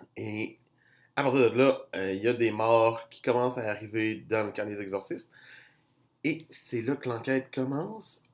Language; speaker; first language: French; native; French